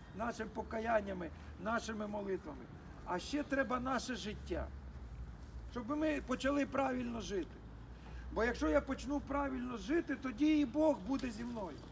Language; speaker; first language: Ukrainian; native; Ukrainian